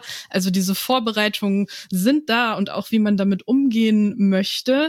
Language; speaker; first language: German; native; German